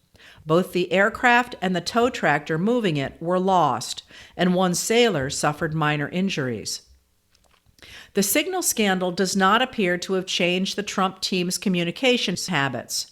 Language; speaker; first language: English; native; English